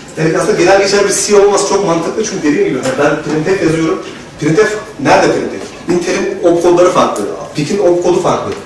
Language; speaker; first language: Turkish; native; Turkish